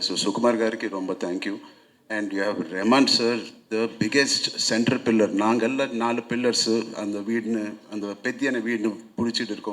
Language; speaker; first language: Tamil; non-native, local second language; Telugu